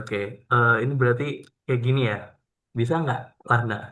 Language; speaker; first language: Indonesian; native; Indonesian